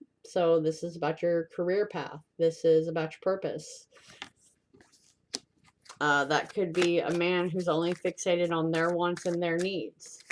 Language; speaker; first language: English; native; English